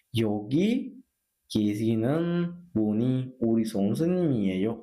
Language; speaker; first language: Korean; non-native, fluent; Sinhala